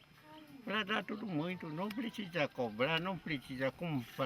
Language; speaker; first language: Portuguese; non-native, local second language; Kayapó